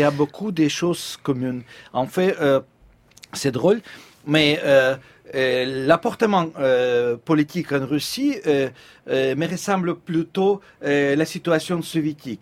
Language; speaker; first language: French; non-native, fluent; Russian